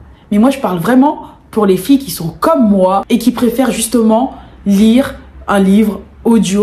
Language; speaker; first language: French; native; French